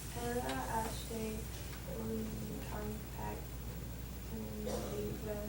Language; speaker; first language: French; non-native, learner; English